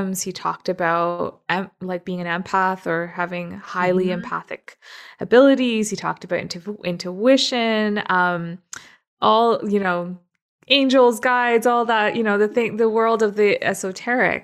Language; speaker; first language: English; native; English